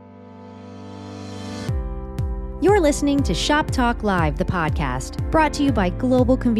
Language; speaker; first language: English; native; English